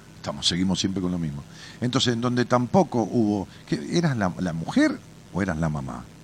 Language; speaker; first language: Spanish; native; Spanish